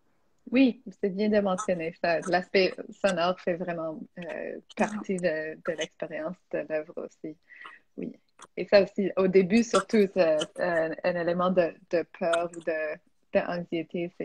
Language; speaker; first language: French; non-native, fluent; English